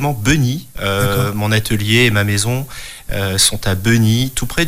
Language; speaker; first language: French; native; French